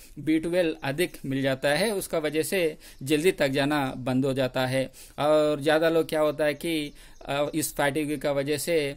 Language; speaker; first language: Hindi; non-native, local second language; Telugu